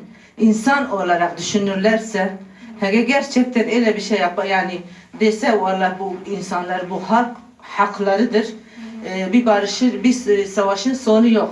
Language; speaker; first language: Turkish; non-native, local second language; Kurdish